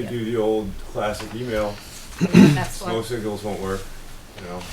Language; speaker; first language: English; native; English